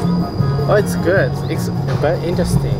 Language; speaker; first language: English; non-native, learner; Japanese